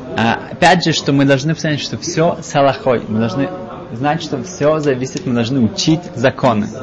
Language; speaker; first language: Russian; early bilingual, heritage; Russian